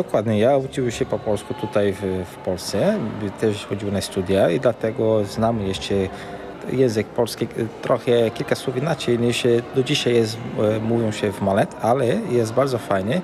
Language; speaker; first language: Polish; early bilingual, heritage; Portuguese